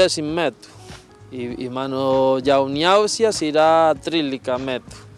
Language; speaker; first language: Lithuanian; non-native, learner; Spanish